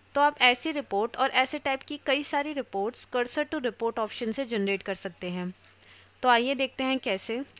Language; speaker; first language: Hindi; native; Hindi